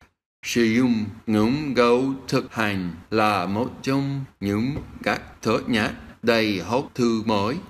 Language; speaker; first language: Vietnamese; non-native, learner; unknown